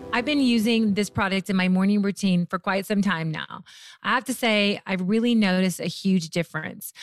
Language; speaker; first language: English; native; English